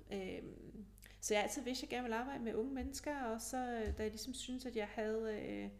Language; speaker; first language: Danish; early bilingual, other home language; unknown